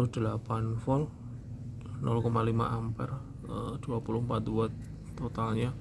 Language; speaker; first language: Indonesian; native; Indonesian